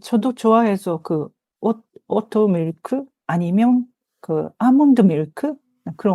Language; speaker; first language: Korean; non-native, fluent; Japanese